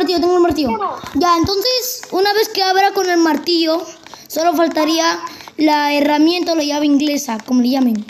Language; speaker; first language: Spanish; native; Spanish